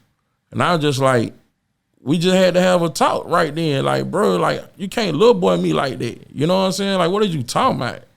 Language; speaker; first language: English; native; English